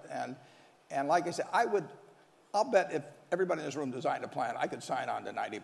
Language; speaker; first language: English; native; English